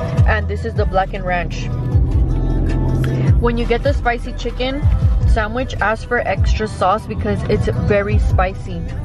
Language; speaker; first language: English; early bilingual, other home language; Spanish